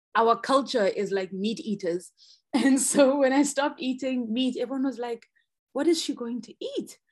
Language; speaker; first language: English; non-native, local second language; Zulu